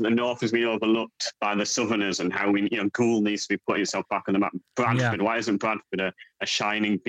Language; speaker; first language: English; native; English